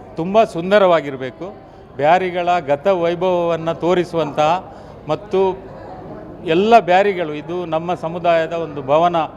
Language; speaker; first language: Kannada; non-native, local second language; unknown